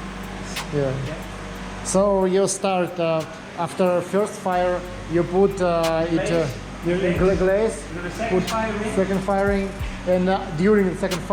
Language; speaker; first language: English; non-native, learner; Russian